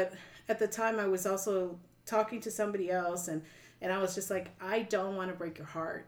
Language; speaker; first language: English; native; English